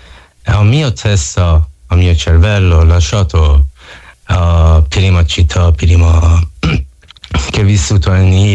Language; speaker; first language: Italian; non-native, learner; Persian